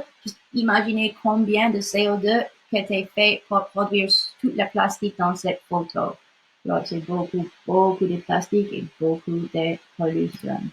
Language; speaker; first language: French; non-native, local second language; English